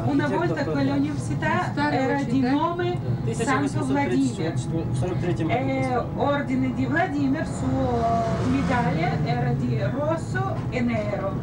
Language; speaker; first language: Italian; non-native, learner; Russian